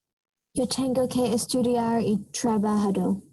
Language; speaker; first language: Spanish; non-native, learner; English